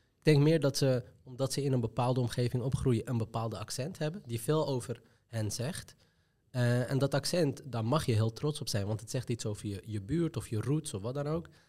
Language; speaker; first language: Dutch; early bilingual, other home language; Arabic